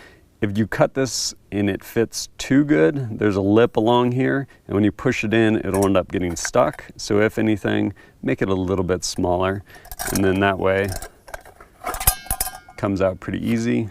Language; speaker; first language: English; native; English